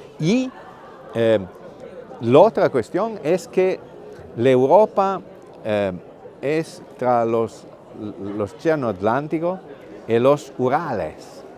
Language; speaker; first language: Spanish; non-native, fluent; Italian